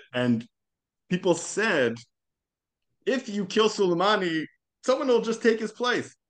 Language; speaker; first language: English; non-native, fluent; Hebrew